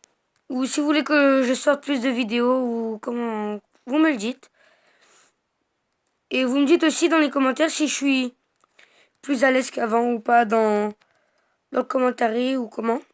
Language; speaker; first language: French; native; French